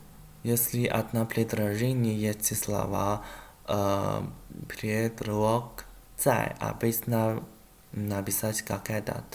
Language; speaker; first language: Russian; non-native, learner; Chinese